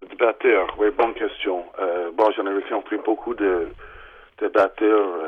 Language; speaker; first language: French; non-native, fluent; English